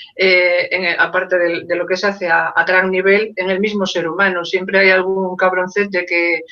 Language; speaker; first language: Spanish; native; Spanish